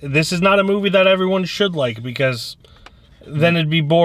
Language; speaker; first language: English; native; English